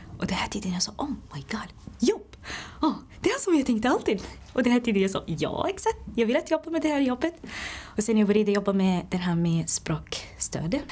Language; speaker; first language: Swedish; non-native, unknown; Somali